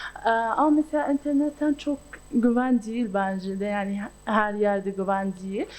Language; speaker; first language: Turkish; non-native, local second language; Arabic